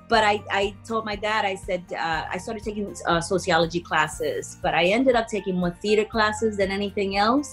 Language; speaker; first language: English; native; English